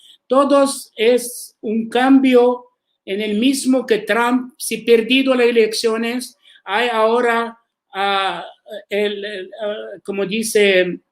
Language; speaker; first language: Spanish; non-native, learner; Arabic